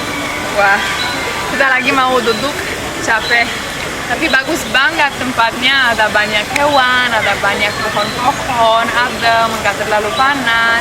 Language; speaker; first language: Indonesian; non-native, fluent; Romanian